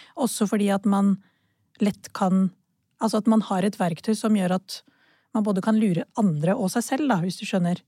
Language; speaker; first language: Norwegian; early bilingual, other home language; Urdu